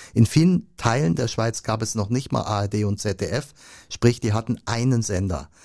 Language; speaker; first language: German; native; German